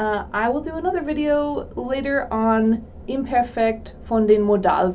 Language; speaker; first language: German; non-native, fluent; English